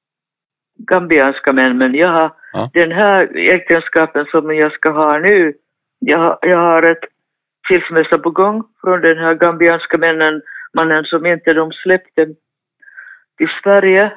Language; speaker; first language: Swedish; non-native, fluent; Finnish